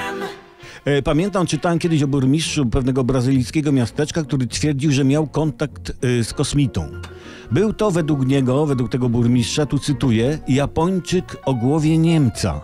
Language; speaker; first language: Polish; native; Polish